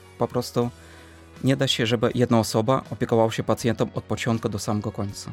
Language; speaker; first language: Polish; non-native, fluent; Russian